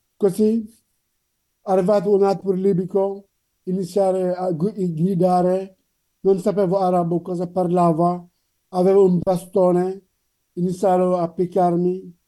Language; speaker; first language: Italian; non-native, learner; Wolof